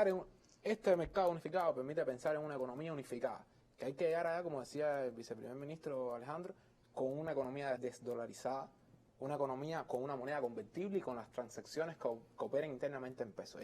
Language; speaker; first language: Spanish; native; Spanish